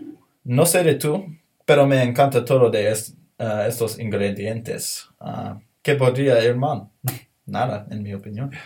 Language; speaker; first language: Spanish; non-native, learner; English